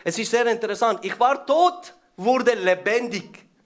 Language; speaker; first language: German; non-native, fluent; Persian